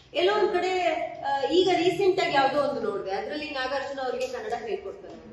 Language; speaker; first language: Kannada; non-native, local second language; Kodava